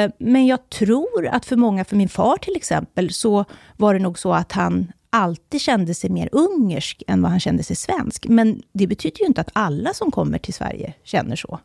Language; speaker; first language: Swedish; native; Swedish